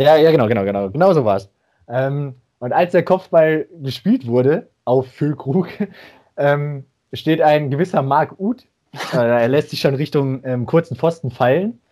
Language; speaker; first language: German; native; German